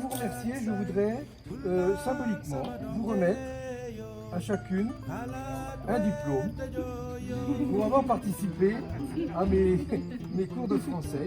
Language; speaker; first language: French; native; French